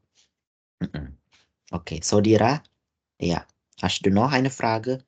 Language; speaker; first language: German; non-native, learner; Indonesian